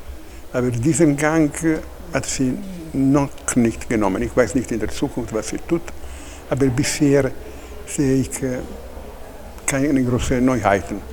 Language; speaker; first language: German; non-native, fluent; Italian